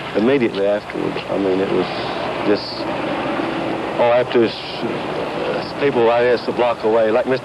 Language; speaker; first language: English; native; English